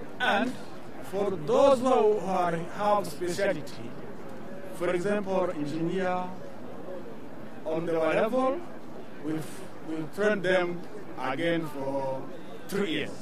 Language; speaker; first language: English; non-native, learner; Rundi